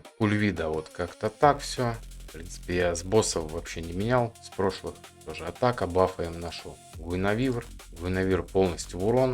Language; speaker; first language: Russian; native; Russian